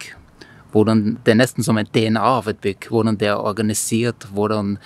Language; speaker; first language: Norwegian; non-native, fluent; German